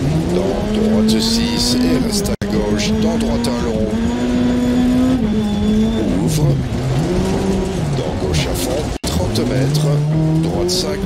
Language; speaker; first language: French; native; French